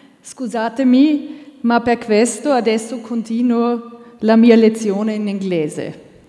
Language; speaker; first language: Italian; non-native, learner; German